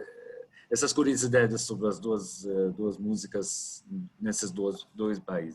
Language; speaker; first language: Portuguese; non-native, fluent; Arabic